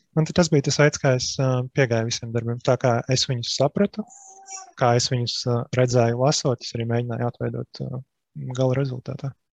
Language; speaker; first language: Latvian; native; Latvian